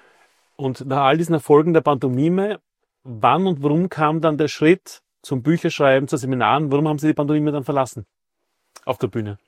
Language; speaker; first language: German; native; German